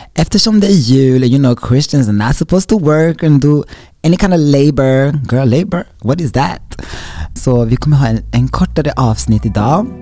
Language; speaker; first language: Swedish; early bilingual, other home language; Rundi